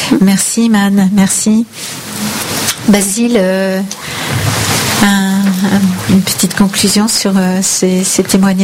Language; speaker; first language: French; native; French